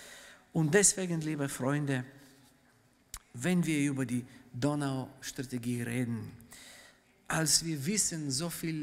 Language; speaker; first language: German; non-native, fluent; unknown